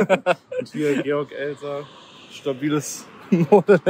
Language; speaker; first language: German; native; German